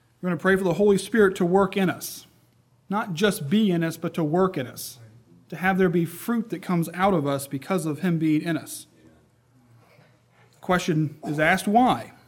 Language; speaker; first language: English; native; English